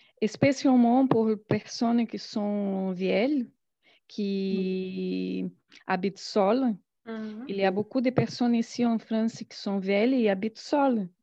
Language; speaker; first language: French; non-native, learner; Portuguese